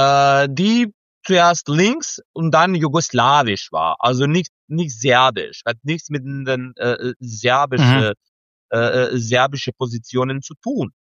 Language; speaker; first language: German; non-native, fluent; Serbian